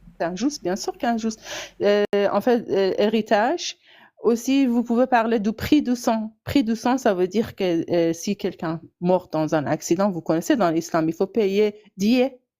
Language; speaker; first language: French; non-native, fluent; Persian